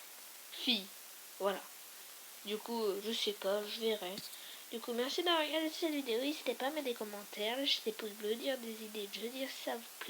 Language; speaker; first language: French; native; French